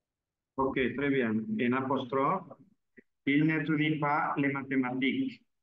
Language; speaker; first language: French; non-native, fluent; Spanish